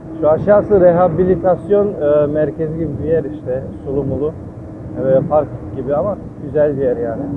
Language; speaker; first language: Turkish; early bilingual, heritage; Turkish